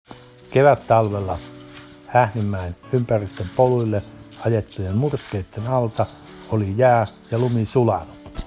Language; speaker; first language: Finnish; native; Finnish